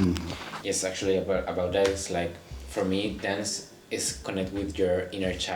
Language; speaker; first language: English; non-native, learner; Spanish